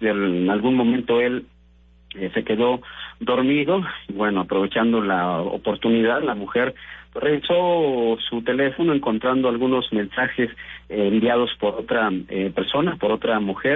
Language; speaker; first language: Spanish; native; Spanish